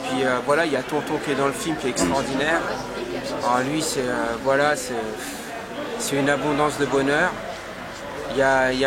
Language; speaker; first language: French; native; French